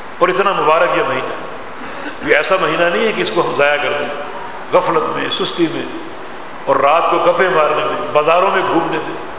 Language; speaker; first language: Urdu; non-native, local second language; Punjabi